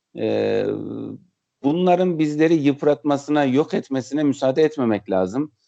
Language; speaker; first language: Turkish; native; Turkish